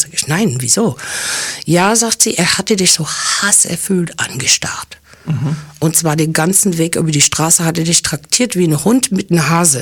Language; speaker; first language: German; early bilingual, heritage; English